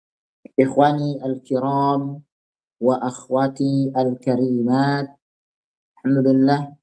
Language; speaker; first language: Arabic; non-native, fluent; Indonesian